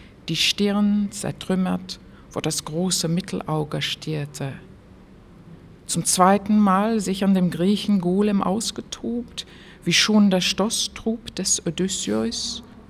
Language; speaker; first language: German; non-native, fluent; English